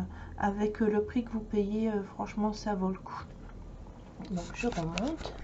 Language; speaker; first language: French; native; French